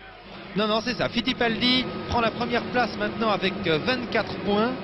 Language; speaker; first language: French; native; French